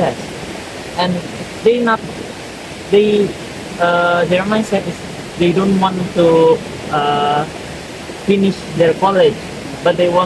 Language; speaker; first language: English; non-native, learner; Indonesian